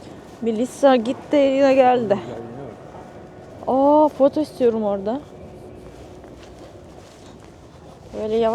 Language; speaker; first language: Turkish; non-native, learner; Russian